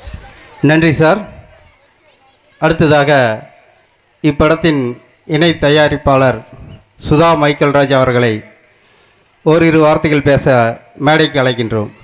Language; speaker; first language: Tamil; native; Tamil